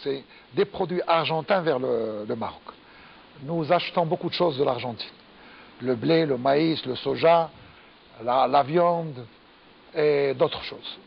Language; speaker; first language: French; non-native, local second language; Arabic